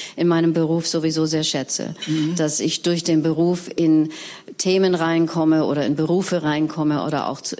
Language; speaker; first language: German; native; German